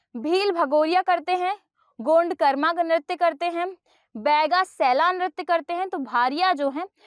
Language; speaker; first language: Hindi; native; Hindi